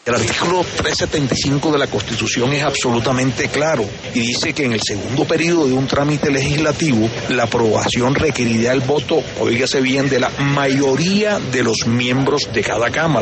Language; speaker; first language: Spanish; native; Spanish